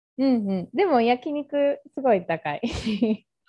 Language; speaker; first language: Japanese; non-native, learner; Spanish